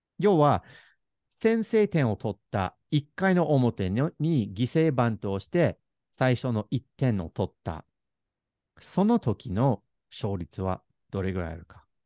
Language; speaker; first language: Japanese; non-native, fluent; English